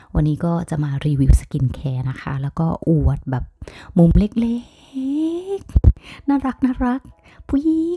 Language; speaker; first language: Thai; native; Thai